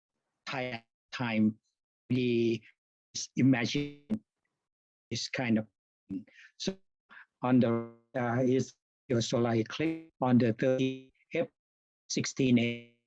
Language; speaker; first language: English; non-native, fluent; Thai